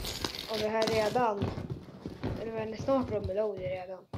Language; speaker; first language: Swedish; early bilingual, other home language; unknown